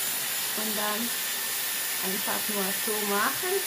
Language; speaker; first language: German; non-native, fluent; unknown